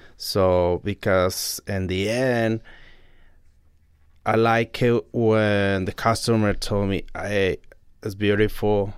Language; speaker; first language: English; non-native, learner; Spanish